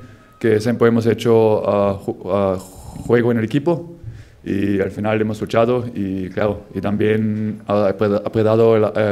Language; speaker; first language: Spanish; non-native, fluent; German